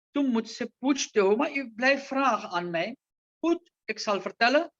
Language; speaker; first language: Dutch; non-native, local second language; Caribbean Hindustani